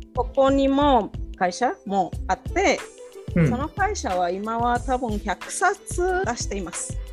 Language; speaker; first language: Japanese; non-native, fluent; Spanish